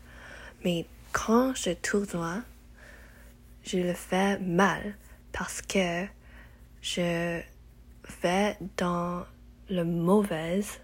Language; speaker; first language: French; non-native, learner; English